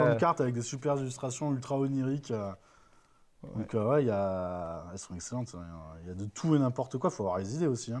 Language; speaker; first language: French; native; French